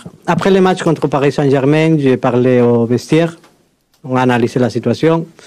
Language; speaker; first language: French; non-native, fluent; Spanish